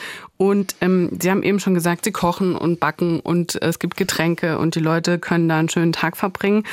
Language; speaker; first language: German; native; German